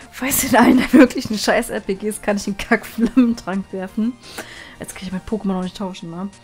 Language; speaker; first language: German; native; German